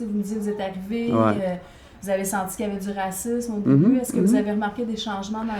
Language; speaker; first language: French; native; French